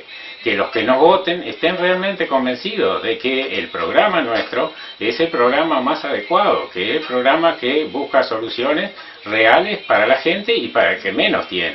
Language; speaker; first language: Spanish; native; Spanish